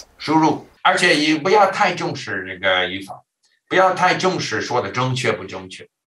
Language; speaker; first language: Chinese; non-native, fluent; English